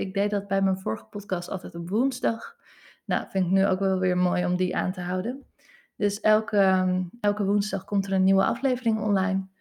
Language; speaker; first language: Dutch; native; Dutch